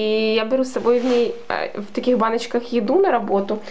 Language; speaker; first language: Russian; native; Russian